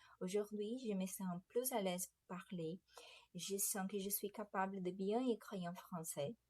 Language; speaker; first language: French; non-native, fluent; Portuguese